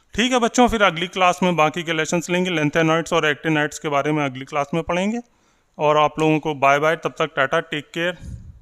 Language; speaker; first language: Hindi; native; Hindi